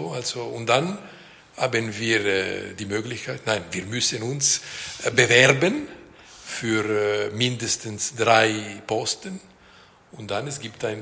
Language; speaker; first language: German; non-native, local second language; French